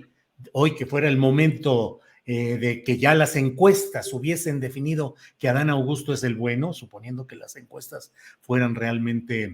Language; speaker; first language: Spanish; native; Spanish